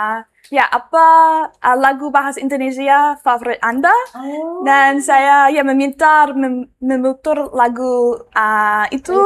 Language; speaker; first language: Indonesian; non-native, learner; English